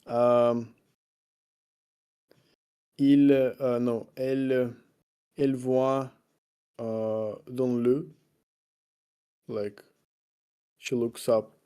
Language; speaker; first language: French; non-native, learner; Russian